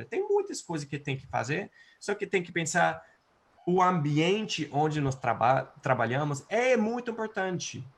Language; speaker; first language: Portuguese; non-native, fluent; English